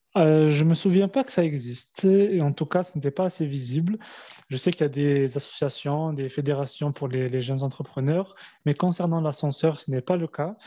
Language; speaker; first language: French; early bilingual, other home language; Arabic